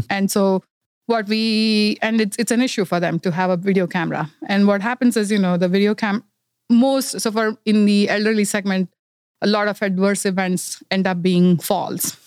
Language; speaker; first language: English; non-native, local second language; Kannada